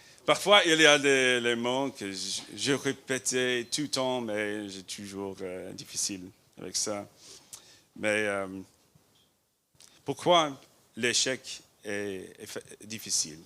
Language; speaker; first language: French; non-native, learner; English